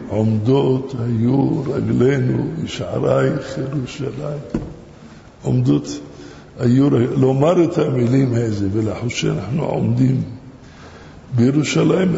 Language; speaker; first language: Hebrew; non-native, fluent; Arabic